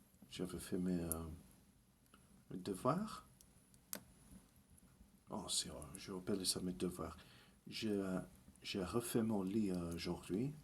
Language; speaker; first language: French; early bilingual, heritage; English